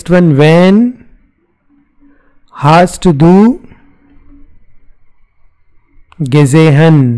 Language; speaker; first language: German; non-native, fluent; Hindi